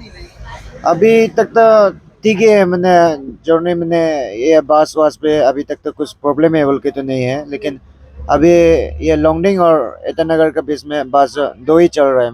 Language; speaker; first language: Hindi; non-native, local second language; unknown